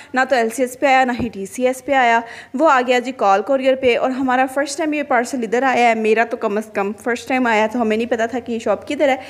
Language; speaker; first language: Urdu; non-native, local second language; Punjabi